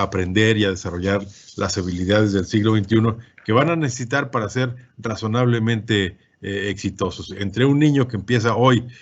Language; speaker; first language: Spanish; native; Spanish